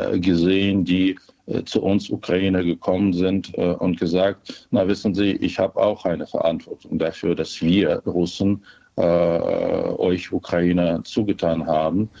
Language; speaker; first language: German; non-native, fluent; Ukrainian